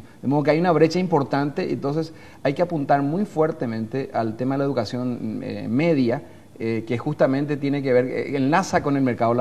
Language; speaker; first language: Spanish; native; Spanish